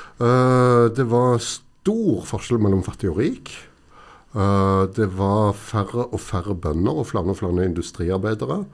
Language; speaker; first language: Norwegian; native; Norwegian